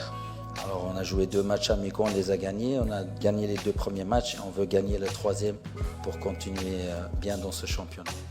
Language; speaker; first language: French; non-native, fluent; Arabic